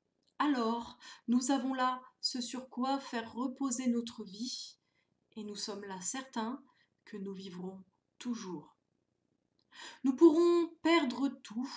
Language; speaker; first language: French; native; French